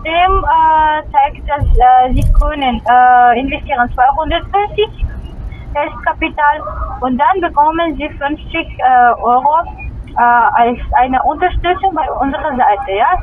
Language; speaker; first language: German; non-native, learner; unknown